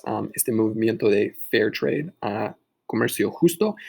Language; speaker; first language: Spanish; non-native, fluent; English